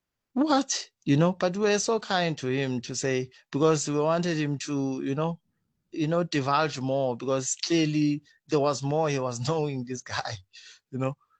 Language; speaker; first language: English; non-native, local second language; Zulu